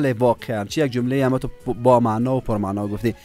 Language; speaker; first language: Persian; native; Persian